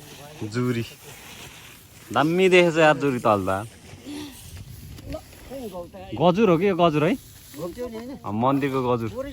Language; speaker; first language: Nepali; native; Nepali